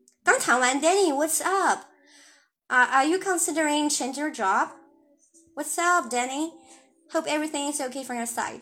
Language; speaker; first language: English; non-native, fluent; Chinese